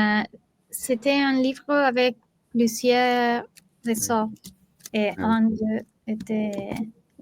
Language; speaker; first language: French; non-native, learner; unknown